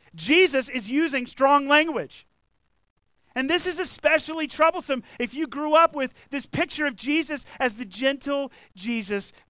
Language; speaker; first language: English; native; English